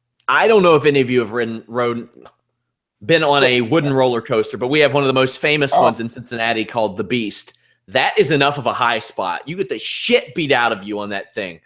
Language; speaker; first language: English; native; English